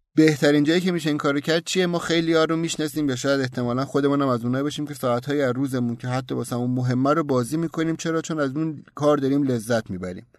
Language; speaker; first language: Persian; native; Persian